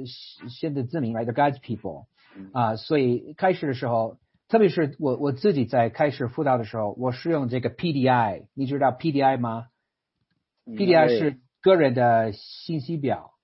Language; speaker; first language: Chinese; non-native, fluent; English